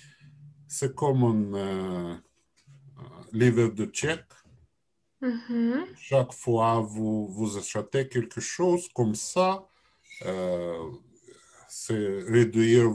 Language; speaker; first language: French; non-native, learner; Russian